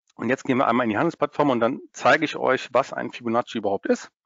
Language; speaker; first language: German; native; German